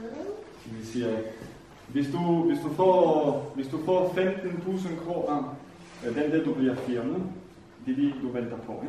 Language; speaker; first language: Danish; non-native, fluent; Vietnamese